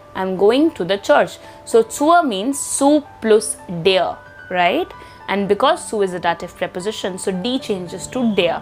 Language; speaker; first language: English; non-native, local second language; Hindi